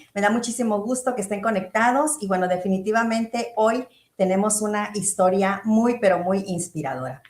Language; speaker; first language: Spanish; native; Spanish